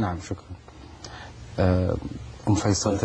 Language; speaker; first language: Arabic; native; Arabic